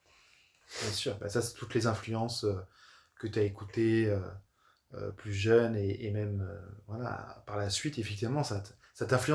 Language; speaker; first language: French; native; French